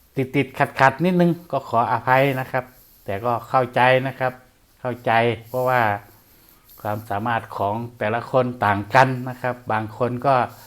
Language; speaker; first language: Thai; non-native, local second language; Northeastern Thai